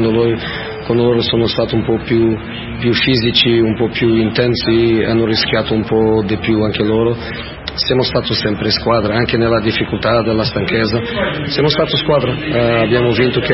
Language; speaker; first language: Italian; non-native, fluent; Portuguese